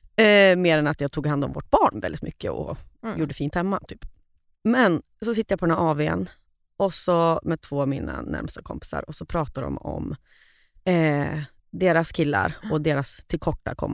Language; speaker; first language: Swedish; native; Swedish